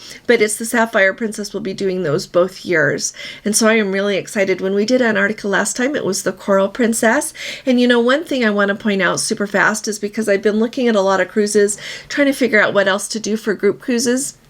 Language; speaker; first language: English; native; English